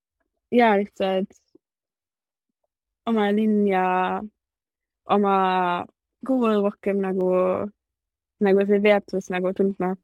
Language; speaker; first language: Estonian; non-native, learner; German